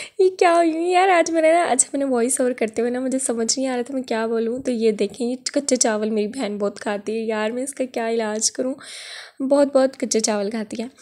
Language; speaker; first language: Urdu; non-native, local second language; Punjabi